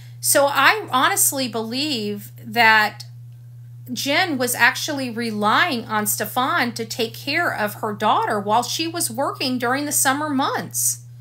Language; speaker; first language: English; native; English